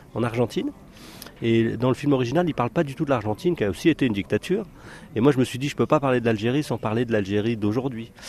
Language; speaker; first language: French; native; French